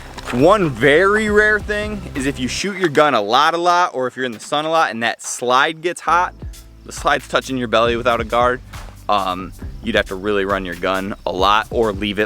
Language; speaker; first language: English; native; English